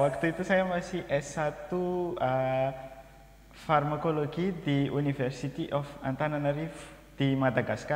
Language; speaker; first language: Indonesian; non-native, fluent; Malagasy